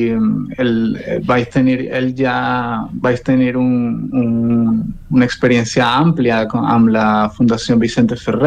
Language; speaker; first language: Catalan; non-native, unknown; Spanish